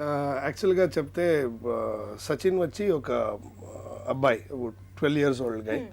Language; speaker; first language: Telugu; non-native, learner; Kannada